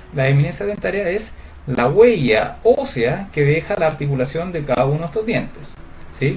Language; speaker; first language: Spanish; native; Spanish